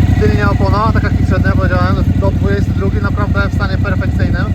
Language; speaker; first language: Polish; native; Polish